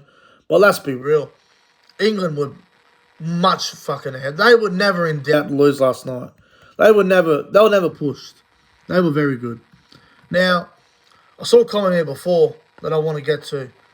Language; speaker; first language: English; native; English